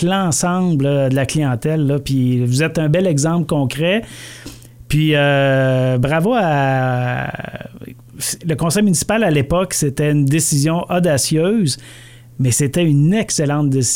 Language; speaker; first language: French; native; French